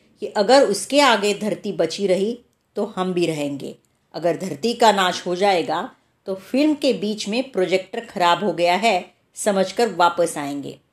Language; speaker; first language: Hindi; non-native, local second language; Marathi